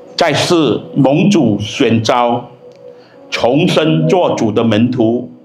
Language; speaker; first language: Chinese; native; Chinese